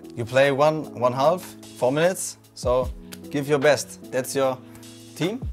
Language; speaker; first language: English; non-native, learner; German